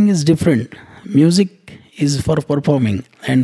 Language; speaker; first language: English; non-native, local second language; Kannada